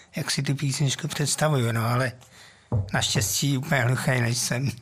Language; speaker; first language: Czech; native; Czech